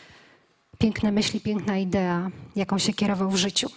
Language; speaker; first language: Polish; native; Polish